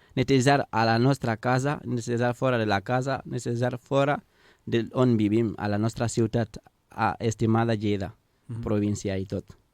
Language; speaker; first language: Catalan; non-native, fluent; Fula